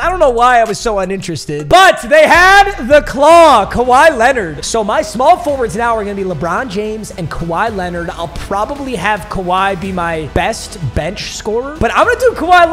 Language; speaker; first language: English; native; English